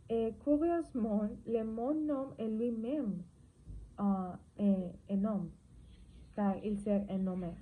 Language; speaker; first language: French; non-native, learner; Spanish